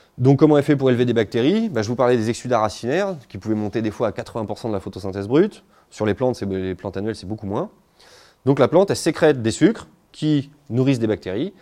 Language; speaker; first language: French; native; French